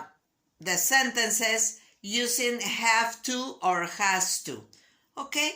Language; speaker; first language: English; non-native, learner; Spanish